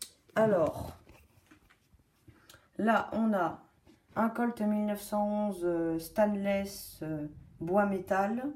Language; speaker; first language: French; native; French